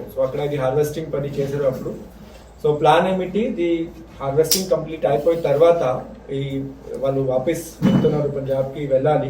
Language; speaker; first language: Telugu; non-native, local second language; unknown